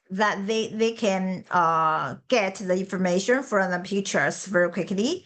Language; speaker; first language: English; non-native, learner; Chinese